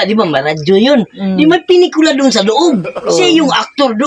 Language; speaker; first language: Filipino; non-native, local second language; Cebuano